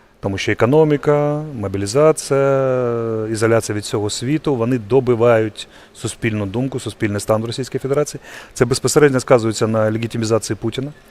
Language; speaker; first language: Ukrainian; non-native, local second language; Russian